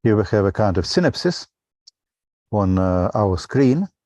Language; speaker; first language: English; non-native, fluent; Russian